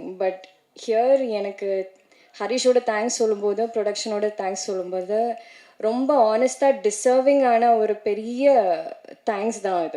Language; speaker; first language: Tamil; non-native, learner; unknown